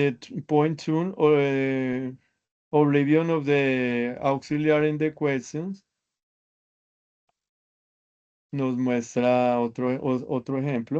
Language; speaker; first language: English; non-native, learner; Spanish